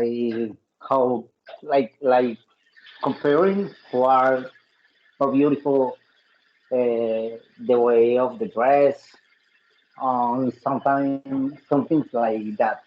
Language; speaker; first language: English; non-native, learner; Spanish